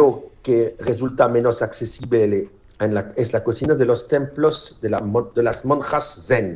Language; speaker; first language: Spanish; non-native, fluent; French